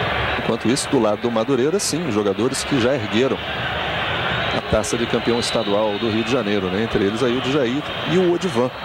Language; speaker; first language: Portuguese; native; Portuguese